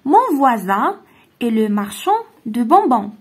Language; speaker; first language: French; non-native, local second language; Arabic